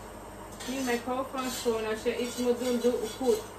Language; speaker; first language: Dutch; native; Dutch